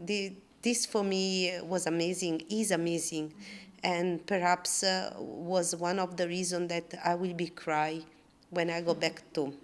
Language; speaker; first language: English; non-native, learner; Italian